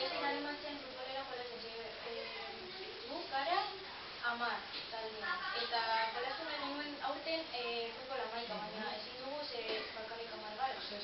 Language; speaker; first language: Basque; non-native, local second language; Spanish